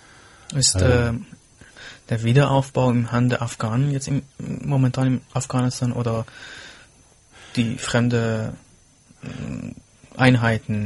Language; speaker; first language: German; non-native, fluent; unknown